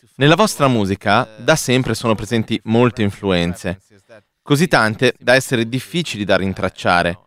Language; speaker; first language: Italian; native; Italian